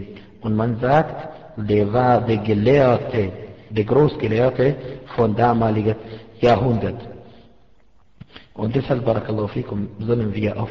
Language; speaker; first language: German; non-native, fluent; Arabic